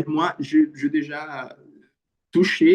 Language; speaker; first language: French; non-native, learner; Portuguese